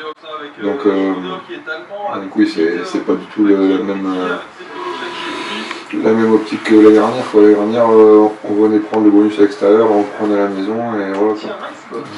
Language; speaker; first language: French; native; French